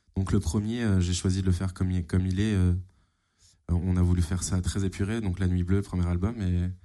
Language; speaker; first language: French; native; French